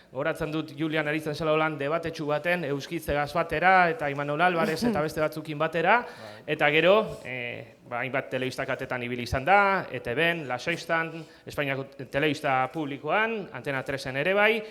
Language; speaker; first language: Basque; native; Basque